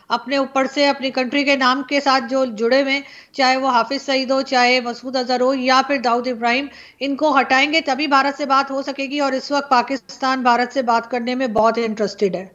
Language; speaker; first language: Urdu; native; Urdu